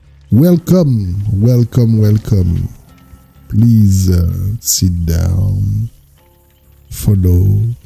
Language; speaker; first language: English; non-native, learner; French